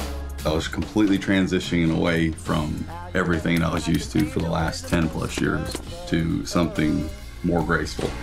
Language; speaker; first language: English; native; English